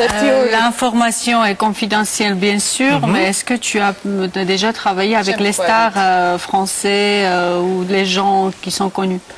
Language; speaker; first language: French; non-native, learner; Georgian